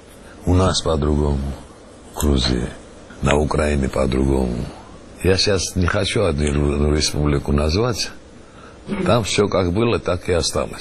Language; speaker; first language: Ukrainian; non-native, learner; Georgian